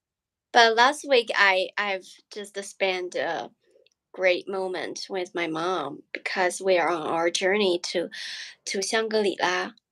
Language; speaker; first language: English; non-native, learner; Chinese